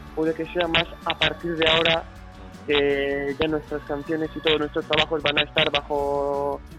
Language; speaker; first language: Spanish; non-native, local second language; Basque